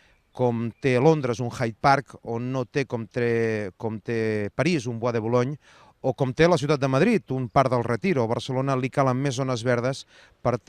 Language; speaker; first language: Catalan; native; Catalan